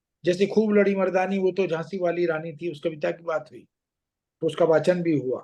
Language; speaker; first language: Hindi; native; Hindi